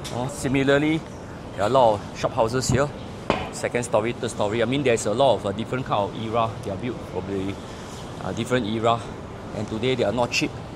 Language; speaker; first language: English; non-native, local second language; Chinese